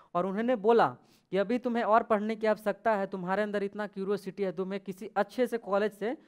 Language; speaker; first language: Hindi; native; Hindi